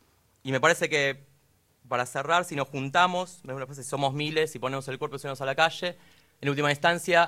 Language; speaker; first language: Spanish; native; Spanish